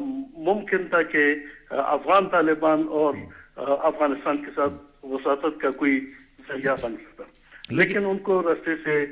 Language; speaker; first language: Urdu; non-native, fluent; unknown